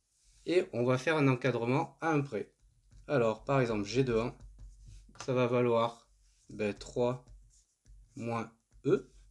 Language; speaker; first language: French; native; French